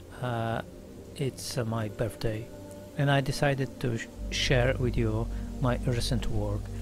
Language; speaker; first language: English; non-native, learner; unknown